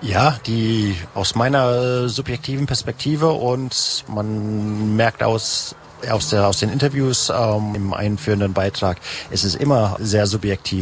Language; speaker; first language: German; native; German